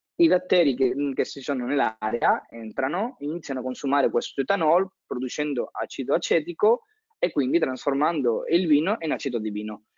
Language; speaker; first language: Italian; non-native, fluent; Spanish